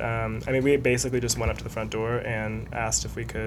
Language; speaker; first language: English; native; English